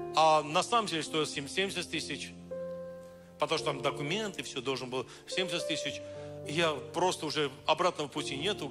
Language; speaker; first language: Russian; non-native, local second language; Armenian